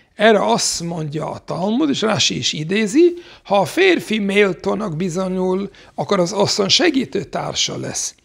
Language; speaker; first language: Hungarian; non-native, fluent; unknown